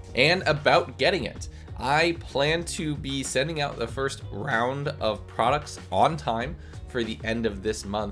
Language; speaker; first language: English; native; English